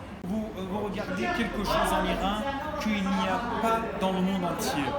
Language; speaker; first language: French; non-native, learner; Persian